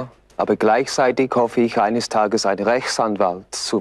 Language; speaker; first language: German; non-native, learner; English